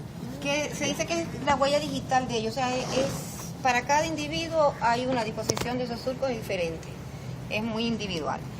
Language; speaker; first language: Spanish; native; Spanish